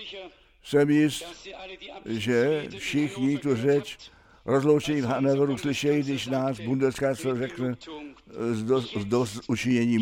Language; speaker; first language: Czech; non-native, fluent; German